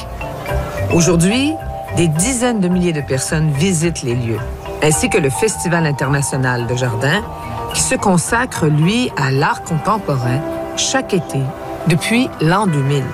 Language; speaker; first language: French; native; French